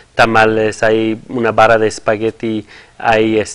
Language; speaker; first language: Spanish; non-native, fluent; French